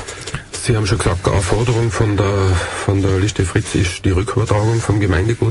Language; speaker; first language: German; native; German